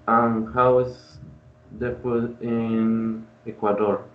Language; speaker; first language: English; non-native, learner; Spanish